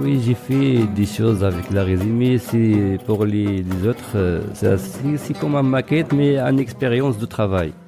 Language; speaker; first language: French; non-native, local second language; Arabic